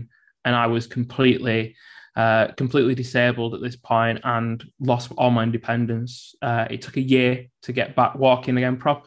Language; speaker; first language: English; native; English